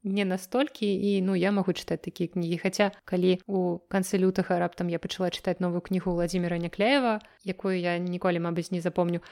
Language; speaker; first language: Belarusian; non-native, local second language; Russian